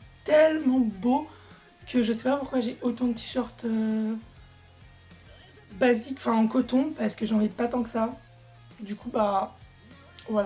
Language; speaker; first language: French; native; French